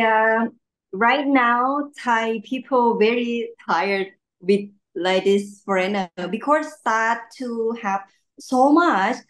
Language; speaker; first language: English; non-native, learner; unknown